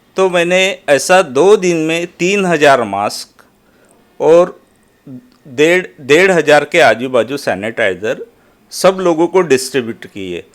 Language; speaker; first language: Hindi; non-native, local second language; Marathi